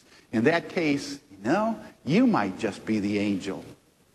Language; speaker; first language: English; native; English